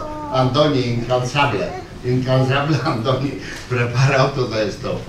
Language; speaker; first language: Spanish; non-native, learner; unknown